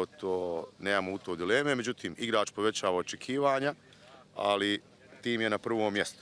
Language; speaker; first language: Bosnian; native; Bosnian